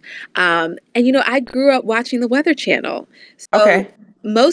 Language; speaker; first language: English; native; English